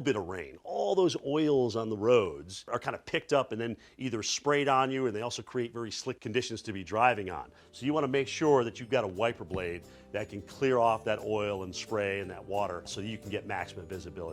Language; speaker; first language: English; native; English